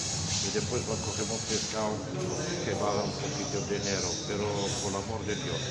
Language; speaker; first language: Spanish; non-native, learner; Arabic